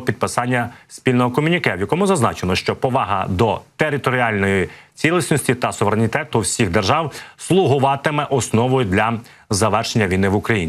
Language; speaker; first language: Ukrainian; native; Ukrainian